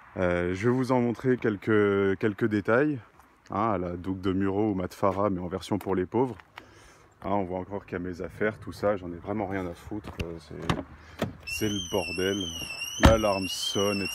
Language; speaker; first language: French; native; French